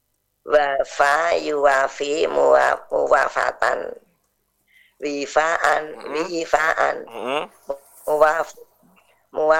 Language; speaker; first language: Arabic; non-native, learner; Indonesian